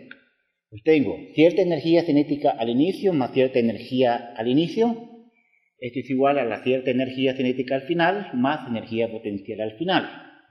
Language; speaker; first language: Spanish; native; Spanish